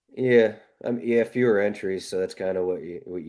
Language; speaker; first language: English; native; English